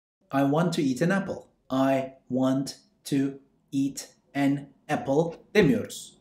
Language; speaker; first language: English; non-native, fluent; Turkish